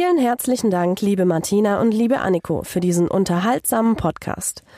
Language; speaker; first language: German; non-native, fluent; Hungarian